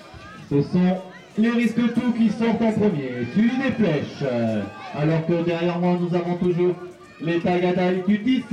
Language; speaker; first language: French; native; French